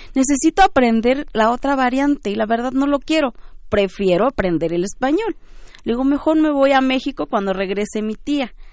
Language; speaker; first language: Spanish; early bilingual, other home language; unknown